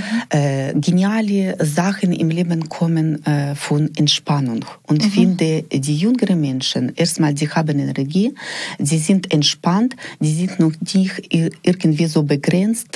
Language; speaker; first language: German; non-native, fluent; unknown